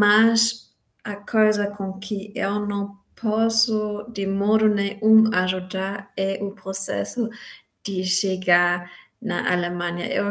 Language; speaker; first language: Portuguese; non-native, fluent; German